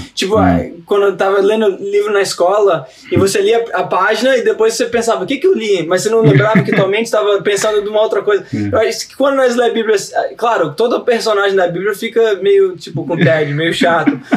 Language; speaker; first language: Portuguese; early bilingual, heritage; Portuguese